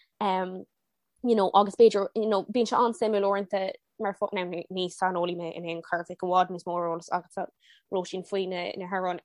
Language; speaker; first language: Irish; non-native, local second language; English